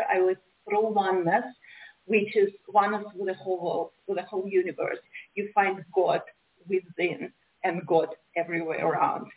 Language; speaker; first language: English; non-native, fluent; Romanian